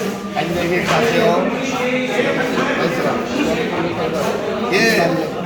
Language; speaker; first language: Korean; non-native, learner; Bangla